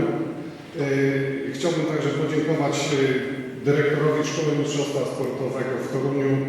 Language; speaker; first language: Polish; native; Polish